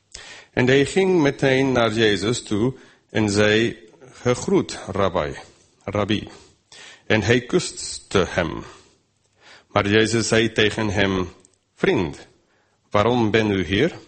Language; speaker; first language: Dutch; non-native, fluent; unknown